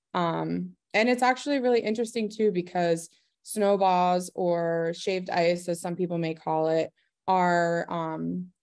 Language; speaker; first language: English; native; English